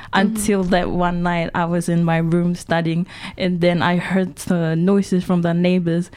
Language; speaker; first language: English; non-native, fluent; Tongan